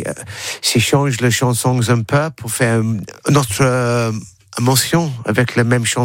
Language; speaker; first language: French; non-native, learner; English